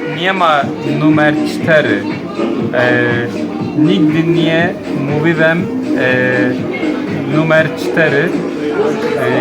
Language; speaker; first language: Polish; non-native, learner; Turkish